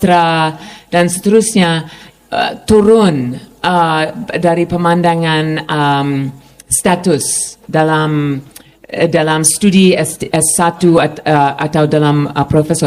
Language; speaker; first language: Indonesian; non-native, fluent; English